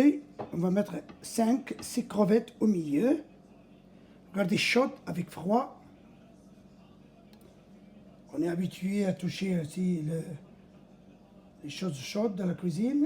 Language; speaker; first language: French; non-native, fluent; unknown